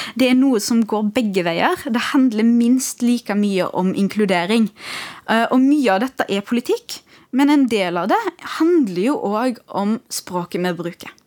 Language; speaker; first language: Norwegian; early bilingual, other home language; Arabic